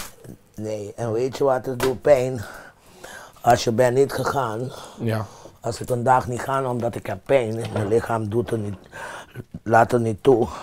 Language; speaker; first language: Dutch; non-native, fluent; Papiamento